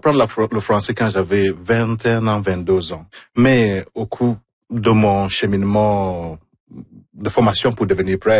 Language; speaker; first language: French; non-native, fluent; Igbo